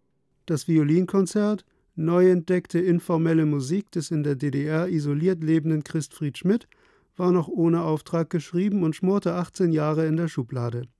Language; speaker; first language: German; native; German